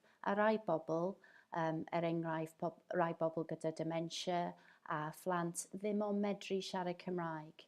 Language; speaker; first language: Welsh; non-native, fluent; English